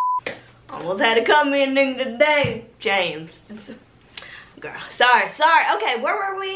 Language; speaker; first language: English; native; English